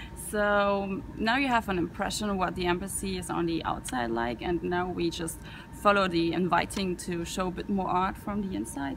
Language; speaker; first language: English; non-native, fluent; German